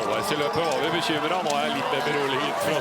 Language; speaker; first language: Norwegian; native; Norwegian